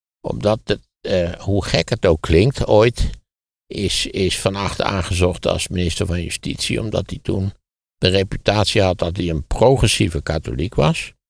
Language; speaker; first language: Dutch; native; Dutch